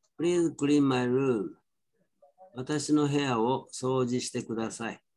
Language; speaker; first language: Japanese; native; Japanese